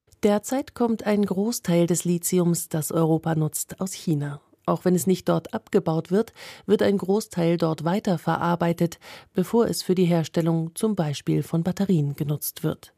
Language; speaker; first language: German; native; German